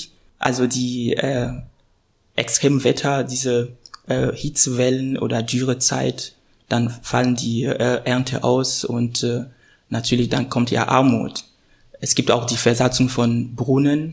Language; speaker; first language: German; non-native, fluent; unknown